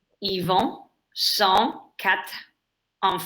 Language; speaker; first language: French; non-native, learner; English